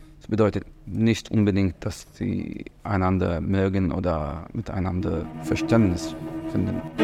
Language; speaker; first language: German; non-native, learner; Arabic